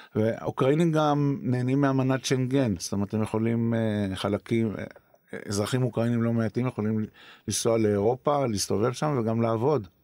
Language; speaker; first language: Hebrew; native; Hebrew